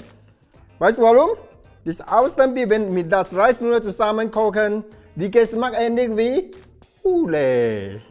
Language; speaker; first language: German; non-native, learner; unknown